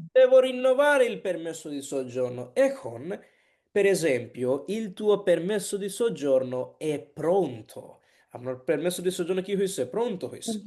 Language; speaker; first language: Italian; non-native, fluent; Bangla